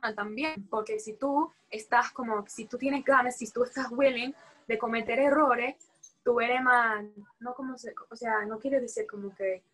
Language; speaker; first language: Spanish; non-native, fluent; English